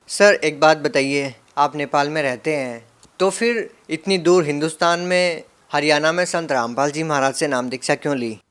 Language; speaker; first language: Hindi; native; Hindi